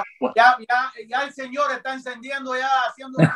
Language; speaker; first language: Spanish; native; Spanish